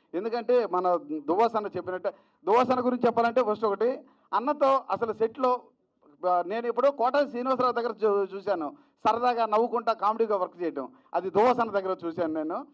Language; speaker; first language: Telugu; native; Telugu